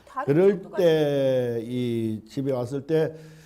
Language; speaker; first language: Korean; native; Korean